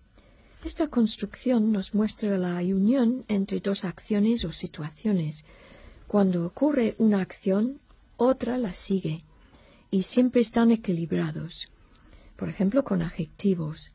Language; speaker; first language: Spanish; non-native, fluent; English